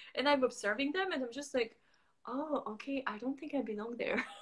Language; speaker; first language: English; non-native, fluent; French